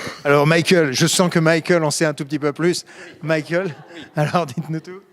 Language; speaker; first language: French; native; French